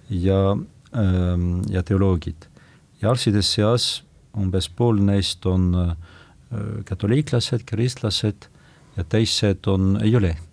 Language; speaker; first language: Estonian; non-native, fluent; French